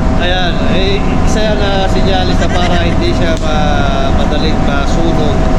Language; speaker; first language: Filipino; non-native, local second language; Cebuano